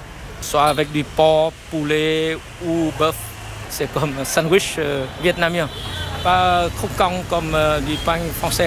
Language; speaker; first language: French; non-native, fluent; Vietnamese